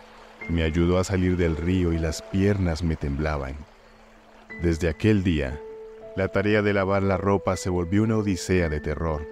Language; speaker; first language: Spanish; native; Spanish